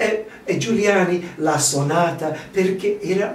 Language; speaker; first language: Italian; non-native, fluent; English